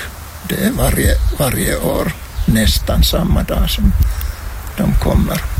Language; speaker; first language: Swedish; non-native, local second language; Finnish